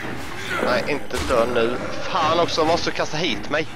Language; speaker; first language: Swedish; native; Swedish